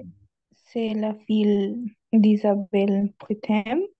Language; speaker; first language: French; non-native, learner; Spanish